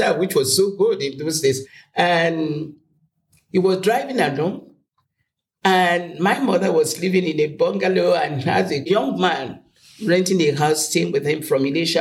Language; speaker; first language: English; non-native, local second language; Yoruba